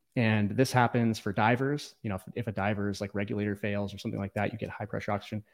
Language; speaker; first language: English; native; English